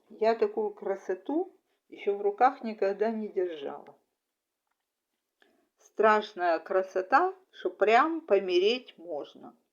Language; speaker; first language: Russian; native; Russian